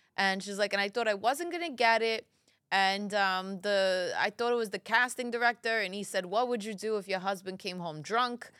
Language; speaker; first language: English; early bilingual, other home language; Italian